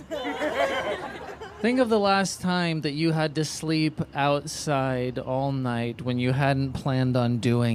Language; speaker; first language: English; native; English